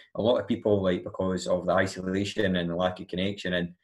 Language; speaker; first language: English; native; English